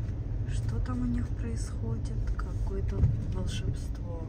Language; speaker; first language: Russian; native; Russian